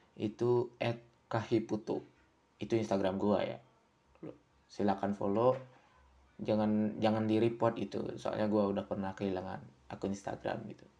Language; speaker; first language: Indonesian; native; Indonesian